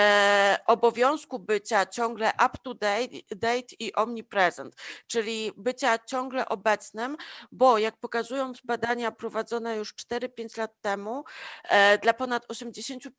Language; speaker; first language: Polish; native; Polish